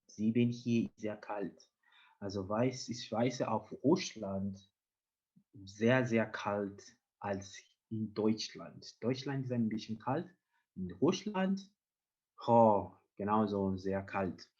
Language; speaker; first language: German; non-native, learner; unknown